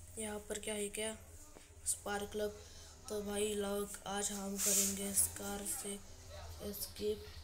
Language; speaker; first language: Hindi; non-native, local second language; Marathi